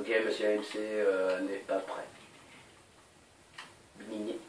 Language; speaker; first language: French; native; French